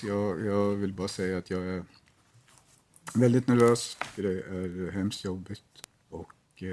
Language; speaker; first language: Swedish; native; Swedish